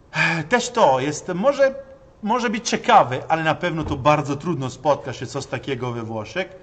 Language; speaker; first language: Polish; non-native, learner; Italian